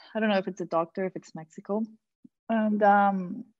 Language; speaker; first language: English; non-native, fluent; Spanish